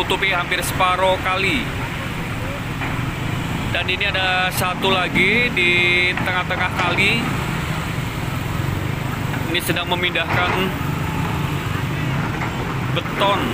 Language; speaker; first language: Indonesian; non-native, local second language; Javanese